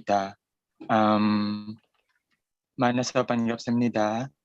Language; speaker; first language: Korean; non-native, learner; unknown